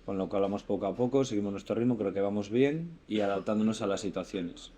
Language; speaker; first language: Spanish; native; Spanish